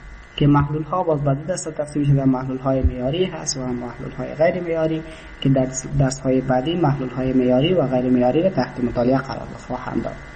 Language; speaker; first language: Persian; native; Persian